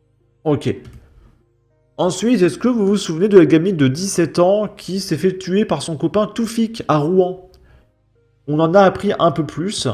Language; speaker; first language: French; native; French